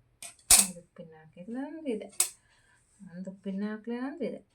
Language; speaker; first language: Kannada; native; Kannada